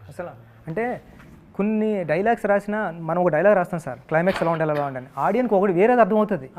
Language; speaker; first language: Telugu; native; Telugu